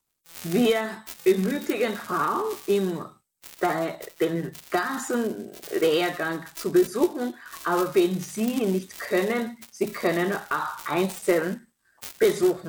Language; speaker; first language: German; non-native, fluent; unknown